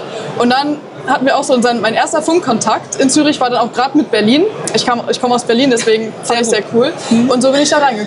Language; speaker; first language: German; native; German